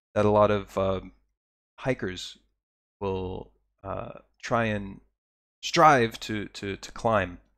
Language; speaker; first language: English; native; English